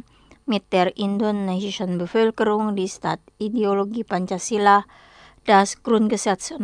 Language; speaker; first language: German; non-native, fluent; Indonesian